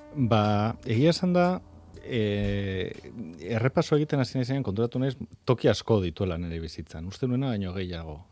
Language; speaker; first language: Basque; non-native, local second language; Spanish